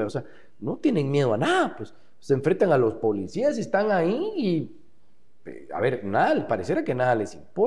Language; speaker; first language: Spanish; native; Spanish